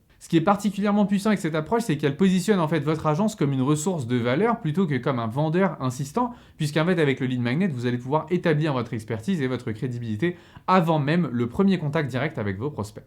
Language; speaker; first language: French; native; French